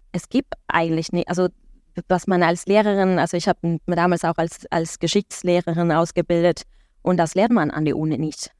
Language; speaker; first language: German; non-native, fluent; Spanish